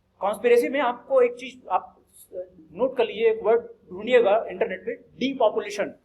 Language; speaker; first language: Hindi; native; Hindi